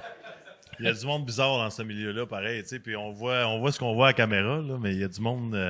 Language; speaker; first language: French; native; French